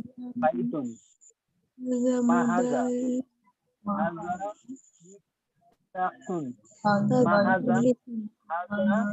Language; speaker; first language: Arabic; non-native, learner; Bangla